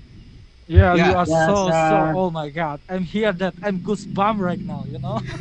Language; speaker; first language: English; non-native, learner; Indonesian